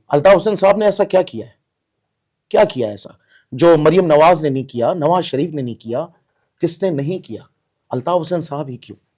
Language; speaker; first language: Urdu; non-native, local second language; Baluchi